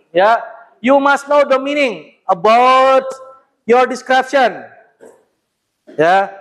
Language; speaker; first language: English; non-native, learner; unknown